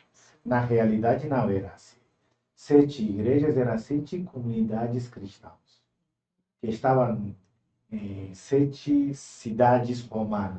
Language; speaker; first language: Portuguese; non-native, fluent; Turkish